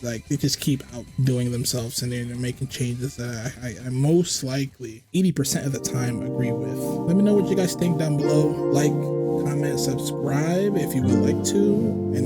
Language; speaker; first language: English; native; English